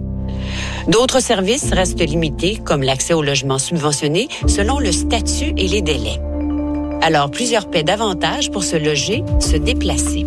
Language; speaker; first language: French; native; French